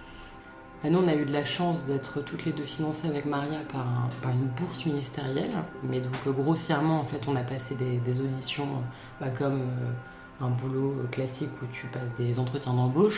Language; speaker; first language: French; native; French